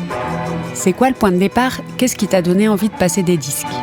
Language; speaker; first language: French; native; French